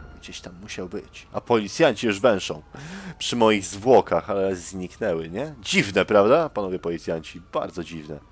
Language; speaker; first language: Polish; native; Polish